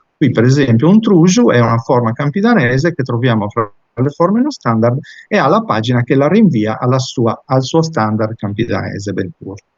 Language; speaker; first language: Italian; native; Italian